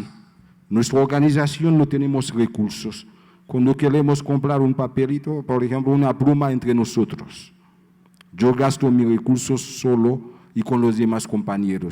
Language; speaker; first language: Spanish; non-native, fluent; Haitian Creole